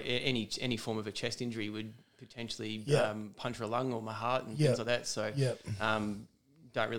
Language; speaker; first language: English; native; English